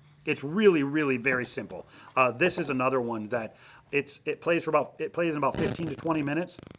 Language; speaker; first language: English; native; English